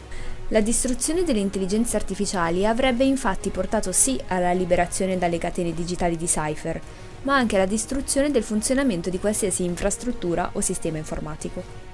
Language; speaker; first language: Italian; native; Italian